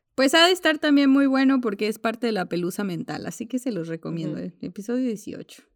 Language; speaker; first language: Spanish; early bilingual, heritage; Spanish